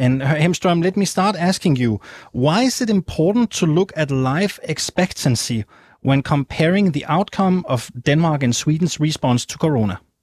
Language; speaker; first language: English; non-native, fluent; Danish